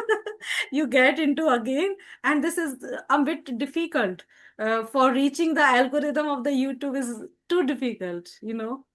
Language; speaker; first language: English; non-native, learner; Hindi